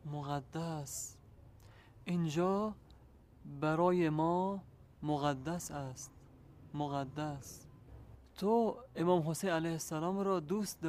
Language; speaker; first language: Persian; non-native, learner; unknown